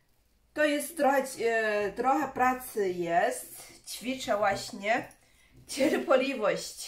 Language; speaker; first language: Polish; non-native, learner; Chinese